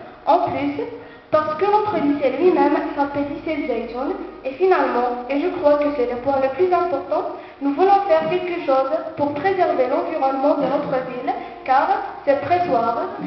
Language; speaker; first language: French; non-native, local second language; Arabic